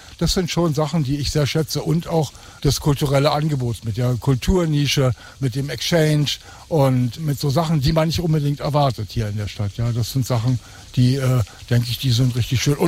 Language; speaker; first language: German; native; German